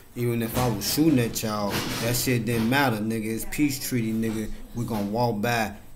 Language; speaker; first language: English; native; English